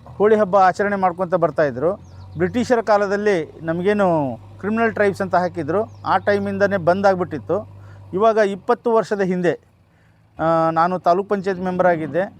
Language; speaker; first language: Kannada; non-native, local second language; Lambadi